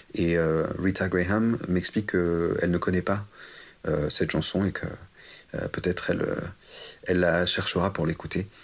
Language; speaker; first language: French; native; French